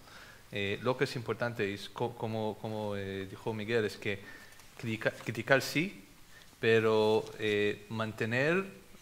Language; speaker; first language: Spanish; non-native, fluent; Hebrew